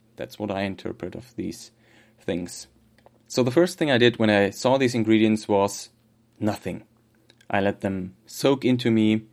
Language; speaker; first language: English; non-native, fluent; German